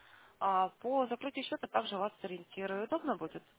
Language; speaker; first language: Russian; native; Russian